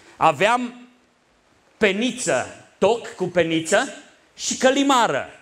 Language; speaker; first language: Romanian; native; Romanian